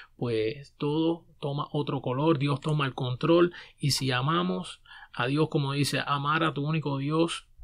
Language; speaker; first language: Spanish; native; Spanish